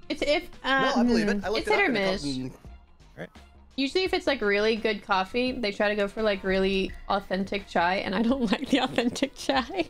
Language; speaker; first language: English; native; English